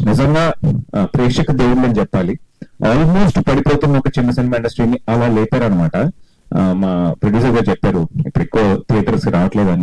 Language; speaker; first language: Telugu; native; Telugu